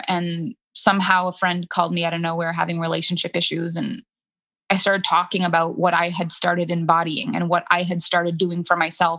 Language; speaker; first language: English; non-native, fluent; French